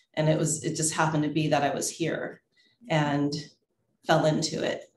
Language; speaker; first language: English; native; English